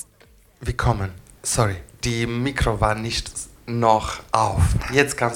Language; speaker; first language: German; non-native, fluent; Greek